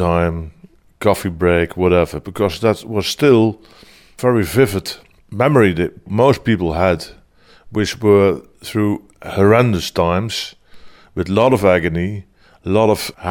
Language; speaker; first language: English; non-native, fluent; Dutch